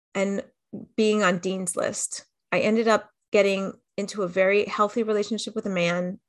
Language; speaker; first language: English; native; English